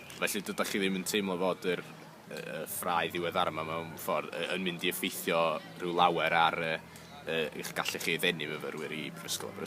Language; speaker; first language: Welsh; native; Welsh